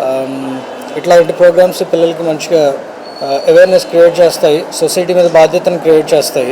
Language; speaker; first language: Telugu; native; Telugu